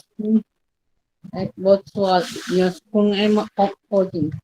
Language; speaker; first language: Arabic; non-native, learner; Divehi